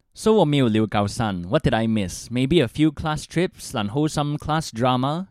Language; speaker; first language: English; non-native, local second language; Chinese